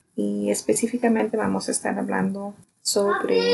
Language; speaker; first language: Spanish; early bilingual, heritage; Spanish